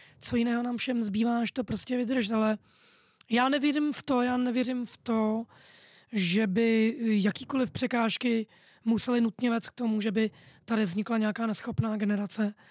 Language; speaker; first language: Czech; native; Czech